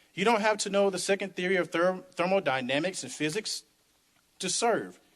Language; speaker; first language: English; native; English